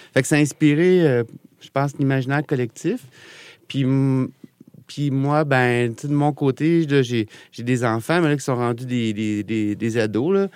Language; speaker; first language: French; native; French